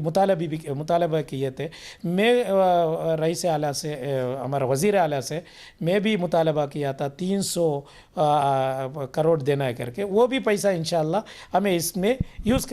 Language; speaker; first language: Hindi; non-native, local second language; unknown